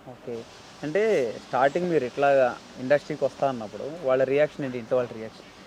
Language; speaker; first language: Telugu; native; Telugu